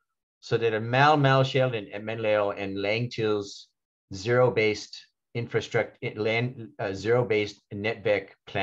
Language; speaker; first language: Danish; non-native, fluent; English